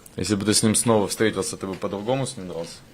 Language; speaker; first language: Russian; native; Russian